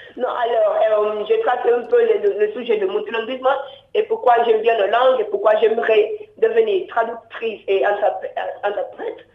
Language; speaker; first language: French; non-native, fluent; Yoruba